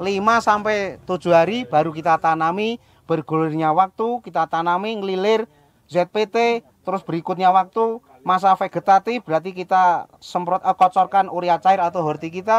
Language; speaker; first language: Indonesian; non-native, local second language; Javanese